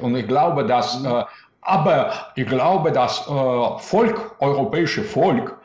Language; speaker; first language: German; non-native, learner; Russian